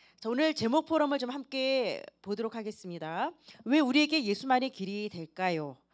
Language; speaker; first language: Korean; native; Korean